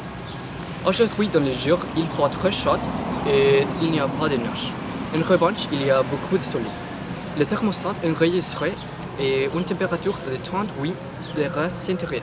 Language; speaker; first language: French; non-native, learner; Spanish